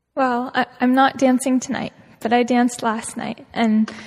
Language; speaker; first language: English; native; English